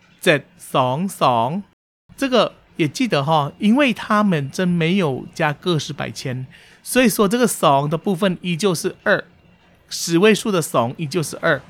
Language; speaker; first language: Chinese; early bilingual, heritage; Chinese